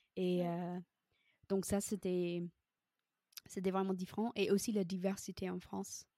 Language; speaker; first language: French; non-native, fluent; English